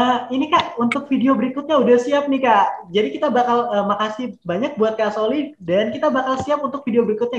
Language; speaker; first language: Indonesian; native; Indonesian